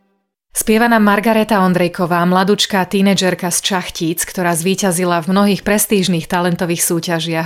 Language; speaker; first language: Slovak; native; Slovak